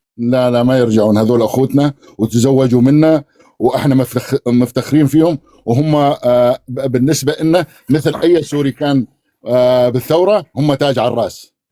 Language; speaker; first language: Arabic; native; Arabic